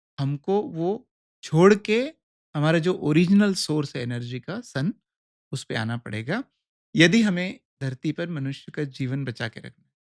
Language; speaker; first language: Hindi; native; Hindi